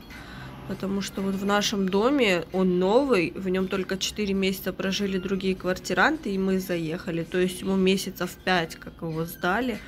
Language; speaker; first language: Russian; native; Russian